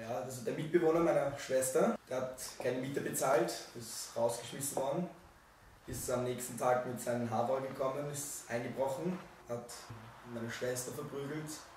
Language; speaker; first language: German; native; German